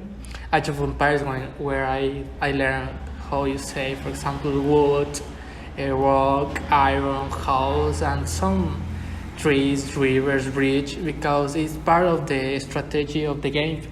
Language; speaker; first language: English; non-native, learner; Spanish